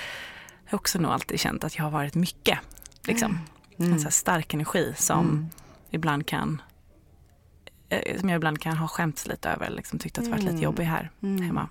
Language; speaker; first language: Swedish; native; Swedish